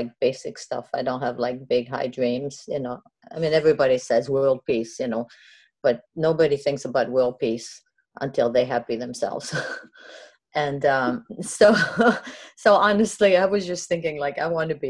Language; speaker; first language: English; non-native, fluent; French